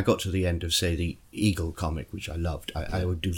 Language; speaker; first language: English; native; English